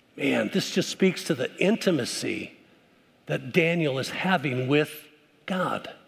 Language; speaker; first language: English; native; English